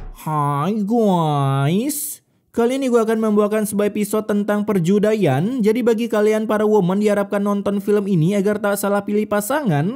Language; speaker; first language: Indonesian; native; Indonesian